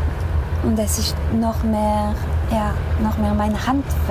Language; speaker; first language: German; non-native, fluent; French